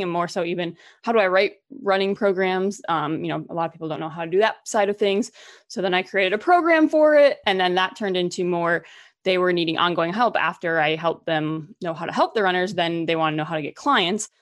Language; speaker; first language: English; native; English